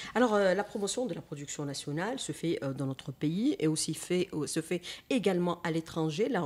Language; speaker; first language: French; non-native, local second language; Arabic